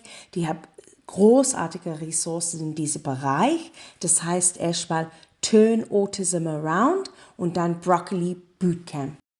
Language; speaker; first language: German; non-native, learner; English